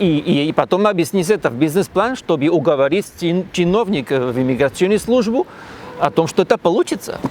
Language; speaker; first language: Russian; non-native, learner; Spanish